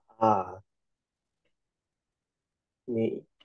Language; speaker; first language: Korean; non-native, learner; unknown